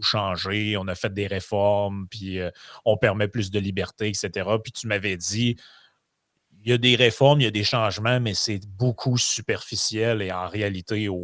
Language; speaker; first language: French; native; French